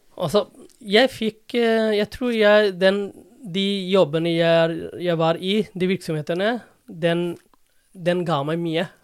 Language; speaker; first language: Norwegian; non-native, fluent; Bangla